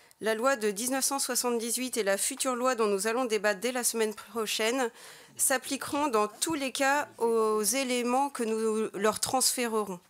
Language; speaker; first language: French; native; French